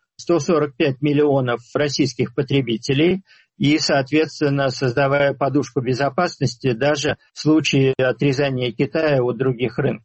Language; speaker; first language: Russian; native; Russian